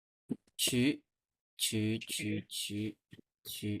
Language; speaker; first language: Chinese; non-native, fluent; Bangla